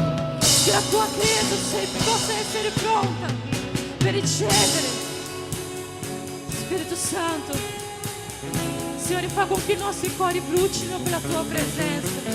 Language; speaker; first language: Italian; non-native, fluent; Portuguese